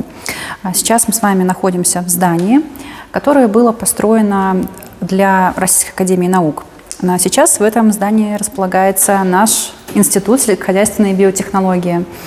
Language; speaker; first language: Russian; native; Russian